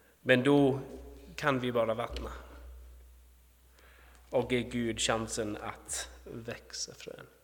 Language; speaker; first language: Swedish; non-native, fluent; English